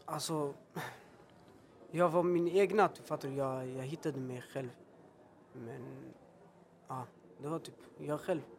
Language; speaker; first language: Swedish; early bilingual, other home language; Albanian